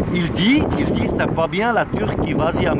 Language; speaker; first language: French; non-native, learner; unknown